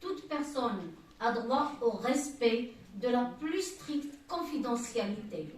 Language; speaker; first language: French; non-native, local second language; Arabic